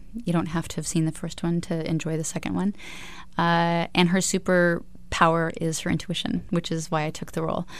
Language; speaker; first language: English; native; English